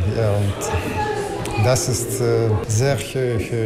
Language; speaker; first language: German; non-native, learner; Russian